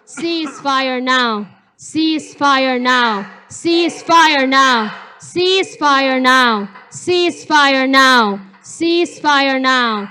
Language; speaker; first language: English; early bilingual, other home language; Arabic